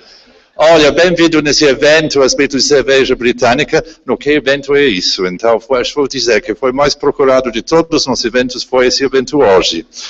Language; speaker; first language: Portuguese; non-native, fluent; English